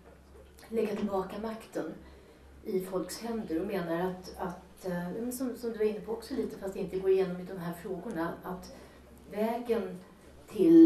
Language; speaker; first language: Swedish; native; Swedish